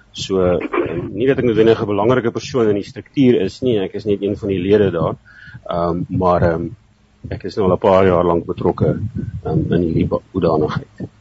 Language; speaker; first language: Afrikaans; native; Afrikaans